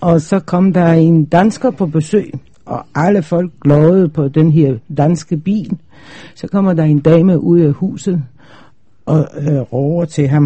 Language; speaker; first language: Danish; non-native, fluent; Polish